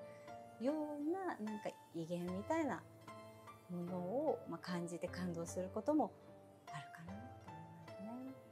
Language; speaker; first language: Japanese; native; Japanese